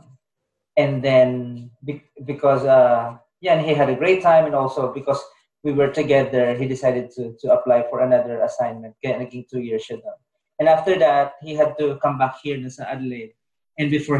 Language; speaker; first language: English; non-native, local second language; Bikol